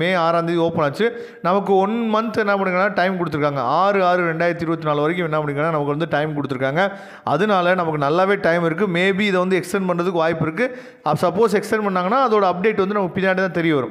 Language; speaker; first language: Tamil; native; Tamil